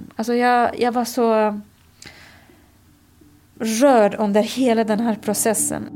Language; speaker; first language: Swedish; non-native, fluent; Kurdish